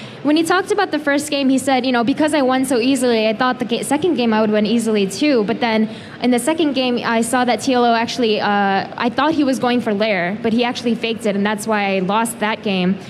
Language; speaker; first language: English; early bilingual, other home language; Korean